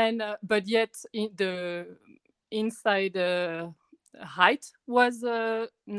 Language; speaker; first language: English; non-native, fluent; French